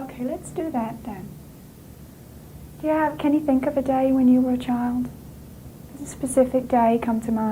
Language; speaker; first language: English; native; English